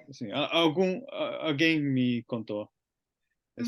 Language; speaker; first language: Portuguese; non-native, learner; Finnish